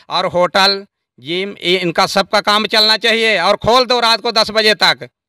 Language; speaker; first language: Hindi; native; Hindi